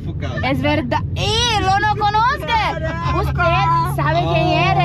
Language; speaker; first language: Spanish; non-native, learner; Portuguese